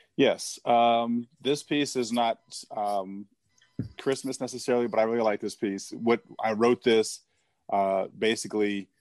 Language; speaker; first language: English; native; English